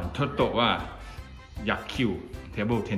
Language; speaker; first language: Japanese; non-native, learner; Thai